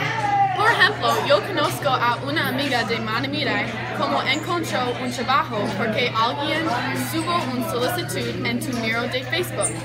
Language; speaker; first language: Spanish; non-native, learner; English